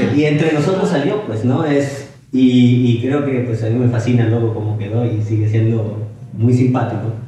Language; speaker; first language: Spanish; non-native, fluent; Italian